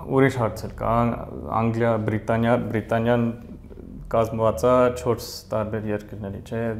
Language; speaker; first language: Armenian; early bilingual, heritage; Armenian